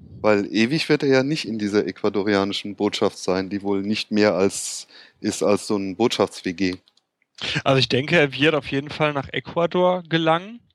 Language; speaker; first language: German; native; German